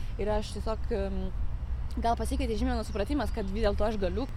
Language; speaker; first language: Lithuanian; non-native, fluent; French